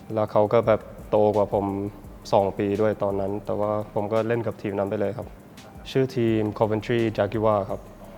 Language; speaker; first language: Thai; early bilingual, heritage; Thai